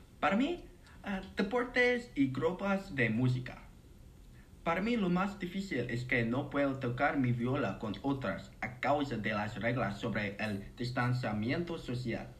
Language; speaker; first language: Spanish; non-native, learner; English